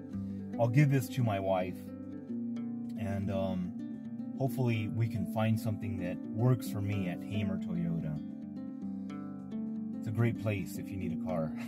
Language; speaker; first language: English; native; English